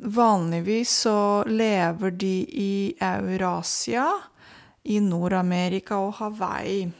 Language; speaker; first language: Norwegian; non-native, fluent; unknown